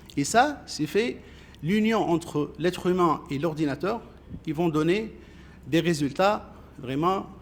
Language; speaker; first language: French; non-native, local second language; Arabic